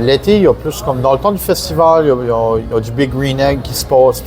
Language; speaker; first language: French; native; French